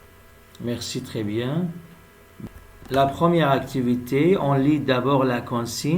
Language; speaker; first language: French; non-native, fluent; Arabic